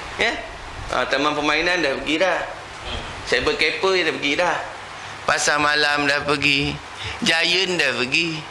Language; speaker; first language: Malay; native; Malay